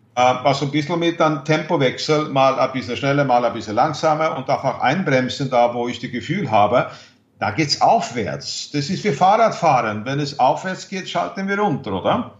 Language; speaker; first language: German; non-native, fluent; Swedish